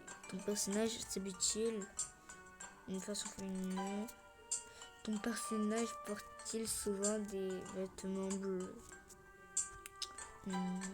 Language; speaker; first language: French; early bilingual, other home language; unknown